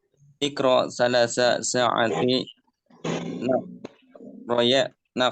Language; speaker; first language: Arabic; non-native, learner; Indonesian